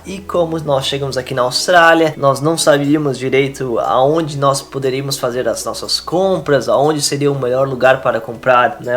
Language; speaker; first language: Portuguese; native; Portuguese